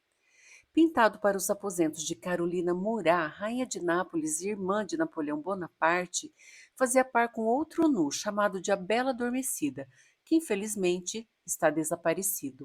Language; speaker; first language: Portuguese; native; Portuguese